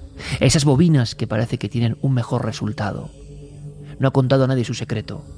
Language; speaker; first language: Spanish; native; Spanish